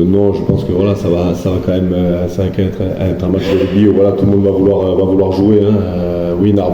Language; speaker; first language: French; native; French